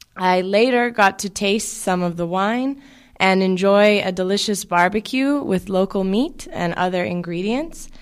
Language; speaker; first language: English; native; English